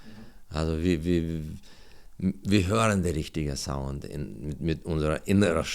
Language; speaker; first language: German; non-native, learner; Russian